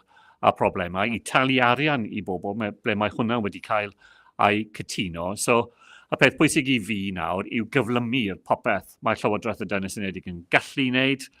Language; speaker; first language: Welsh; non-native, local second language; English